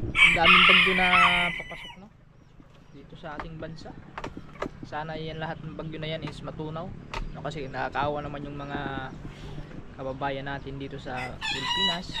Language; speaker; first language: Filipino; non-native, local second language; Waray